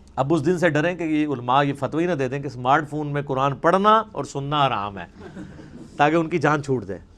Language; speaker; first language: Urdu; non-native, local second language; Punjabi